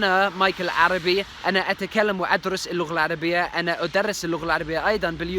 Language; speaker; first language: Arabic; non-native, learner; English